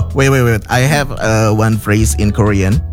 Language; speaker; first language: English; non-native, fluent; Indonesian